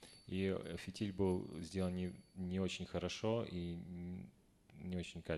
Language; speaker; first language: Russian; native; Russian